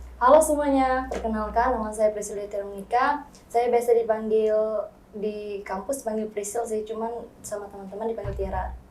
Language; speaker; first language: Indonesian; native; Indonesian